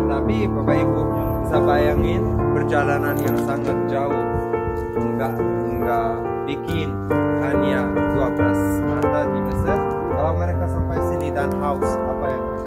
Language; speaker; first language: Indonesian; non-native, fluent; Arabic